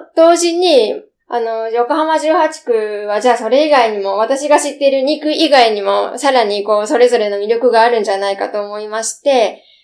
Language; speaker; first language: Japanese; native; Japanese